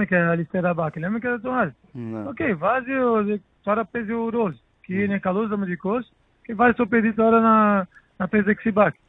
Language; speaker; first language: Greek; non-native, learner; Portuguese